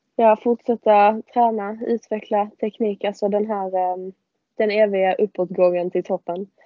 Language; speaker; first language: Swedish; native; Swedish